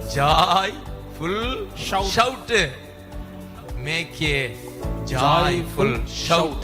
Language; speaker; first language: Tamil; native; Tamil